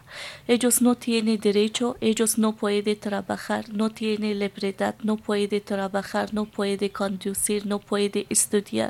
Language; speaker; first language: Spanish; non-native, learner; Persian